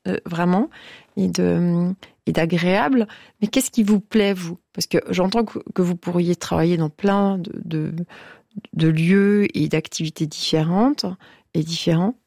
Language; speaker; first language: French; native; French